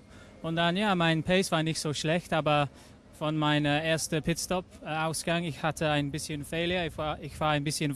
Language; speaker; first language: German; non-native, learner; English